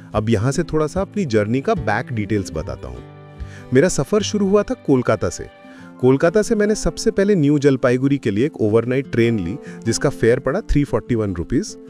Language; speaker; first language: Hindi; non-native, fluent; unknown